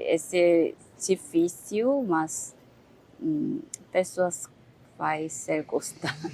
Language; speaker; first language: Portuguese; non-native, learner; Korean